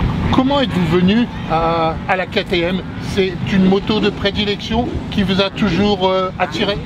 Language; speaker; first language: French; native; French